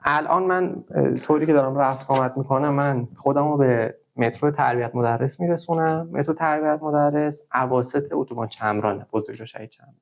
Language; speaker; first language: Persian; native; Persian